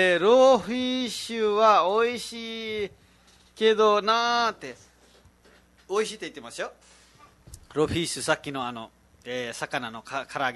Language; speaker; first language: Japanese; non-native, fluent; Nepali